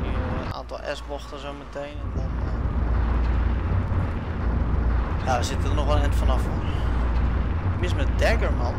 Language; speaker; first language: Dutch; native; Dutch